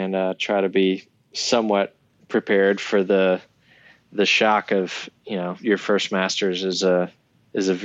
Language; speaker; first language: English; native; English